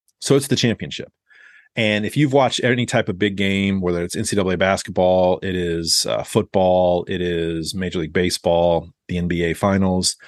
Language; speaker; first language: English; native; English